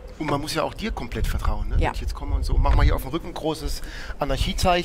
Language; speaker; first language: German; native; German